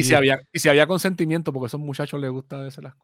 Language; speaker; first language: Spanish; native; Spanish